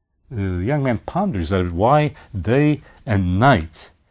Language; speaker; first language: English; native; English